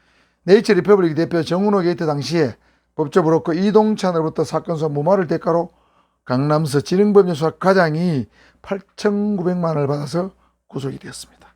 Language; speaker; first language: Korean; native; Korean